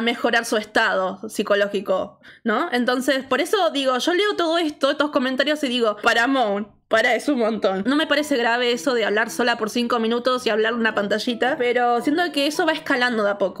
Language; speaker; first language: Spanish; native; Spanish